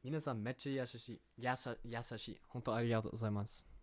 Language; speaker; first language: Japanese; non-native, learner; English